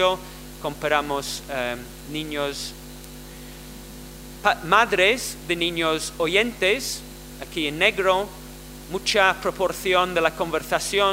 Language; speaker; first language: Spanish; non-native, fluent; English